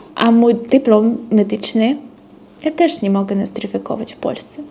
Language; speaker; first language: Polish; non-native, fluent; Russian